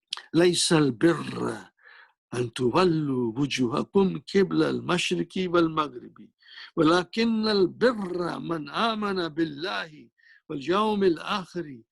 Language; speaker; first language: Arabic; non-native, fluent; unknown